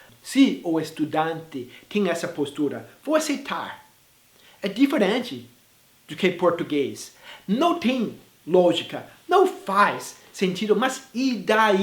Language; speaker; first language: Portuguese; non-native, fluent; English